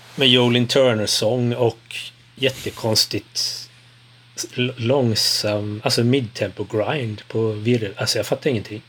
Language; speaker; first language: Swedish; early bilingual, other home language; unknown